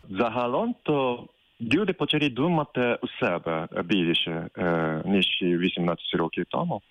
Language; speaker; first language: Ukrainian; non-native, fluent; Japanese